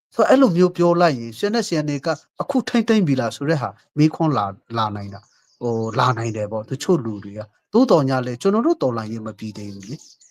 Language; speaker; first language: Burmese; non-native, local second language; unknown